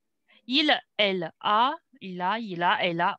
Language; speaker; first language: French; non-native, fluent; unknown